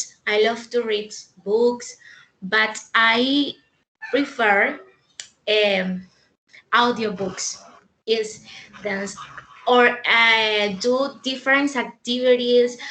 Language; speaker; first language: English; non-native, learner; Spanish